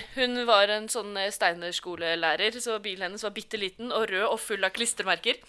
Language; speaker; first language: Norwegian; native; Norwegian